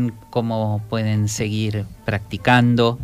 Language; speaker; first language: Spanish; native; Spanish